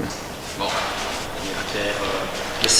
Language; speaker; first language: French; native; French